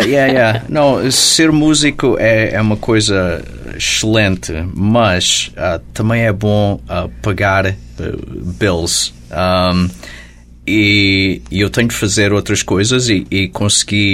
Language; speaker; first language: Portuguese; early bilingual, heritage; Portuguese